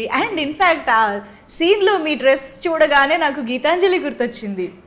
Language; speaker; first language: Telugu; native; Telugu